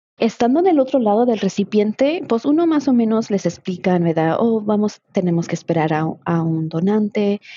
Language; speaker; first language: Spanish; early bilingual, heritage; Spanish